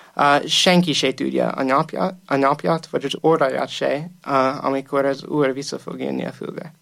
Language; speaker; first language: Hungarian; non-native, fluent; English